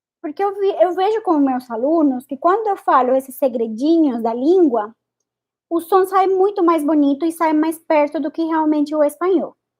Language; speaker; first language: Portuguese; non-native, fluent; Spanish